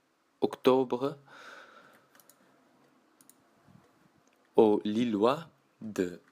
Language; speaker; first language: French; native; French